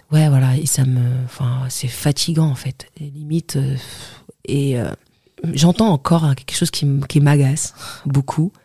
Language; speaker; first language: French; non-native, local second language; Arabic